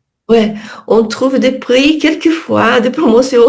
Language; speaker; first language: French; non-native, learner; Portuguese